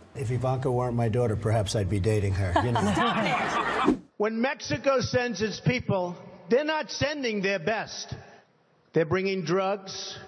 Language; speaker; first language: French; non-native, fluent; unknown